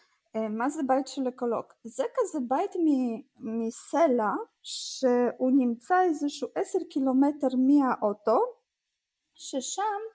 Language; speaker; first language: Hebrew; non-native, fluent; Russian